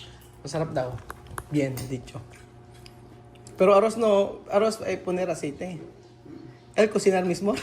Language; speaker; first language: Spanish; non-native, learner; Filipino